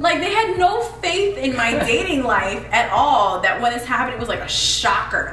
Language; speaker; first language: English; early bilingual, other home language; Spanish